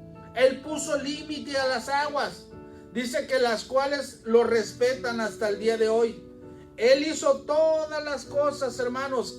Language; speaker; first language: Spanish; native; Spanish